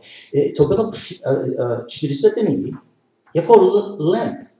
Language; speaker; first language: Czech; non-native, learner; English